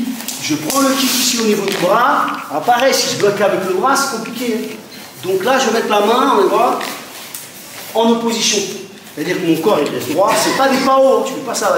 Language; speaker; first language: French; native; French